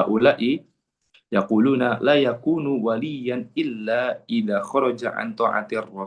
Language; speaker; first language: Arabic; non-native, fluent; Indonesian